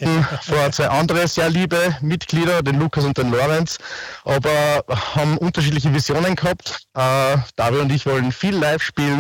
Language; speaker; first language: German; native; German